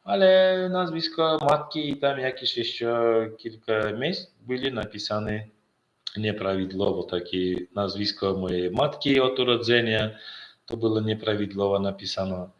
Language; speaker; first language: Polish; non-native, learner; Turkmen